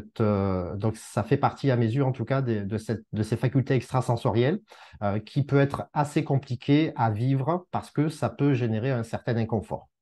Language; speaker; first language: French; native; French